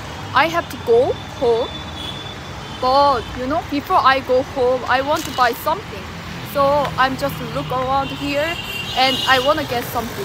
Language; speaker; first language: English; non-native, learner; Korean